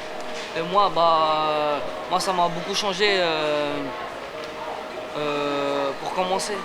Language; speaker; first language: French; early bilingual, other home language; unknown